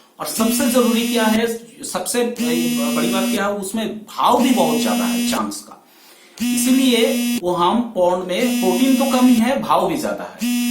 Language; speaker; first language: Hindi; non-native, local second language; Bangla